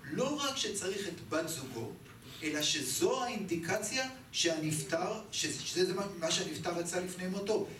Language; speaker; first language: Hebrew; native; Hebrew